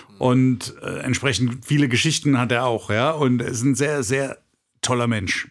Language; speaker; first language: German; native; German